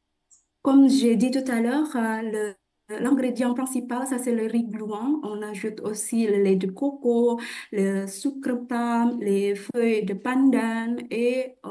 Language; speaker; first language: French; non-native, fluent; Indonesian